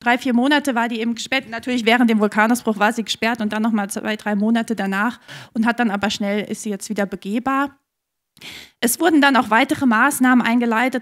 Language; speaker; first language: German; native; German